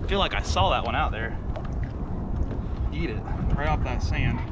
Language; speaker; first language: English; native; English